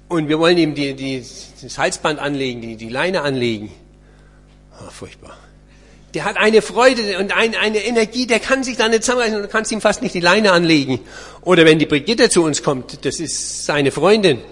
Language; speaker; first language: German; native; German